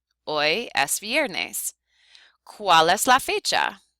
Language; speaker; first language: Spanish; non-native, fluent; English